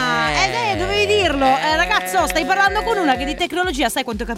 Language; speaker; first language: Italian; native; Italian